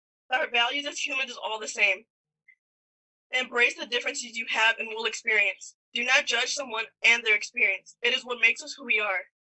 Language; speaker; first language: English; early bilingual, other home language; Spanish